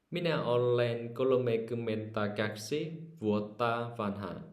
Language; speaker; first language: Finnish; non-native, learner; Vietnamese